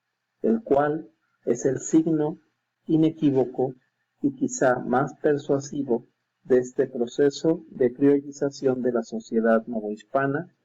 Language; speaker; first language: Spanish; native; Spanish